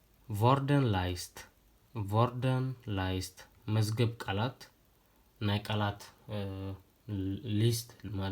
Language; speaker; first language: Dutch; non-native, fluent; Tigrinya